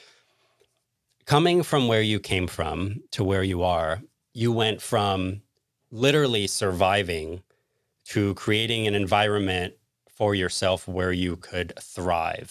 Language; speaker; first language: English; native; English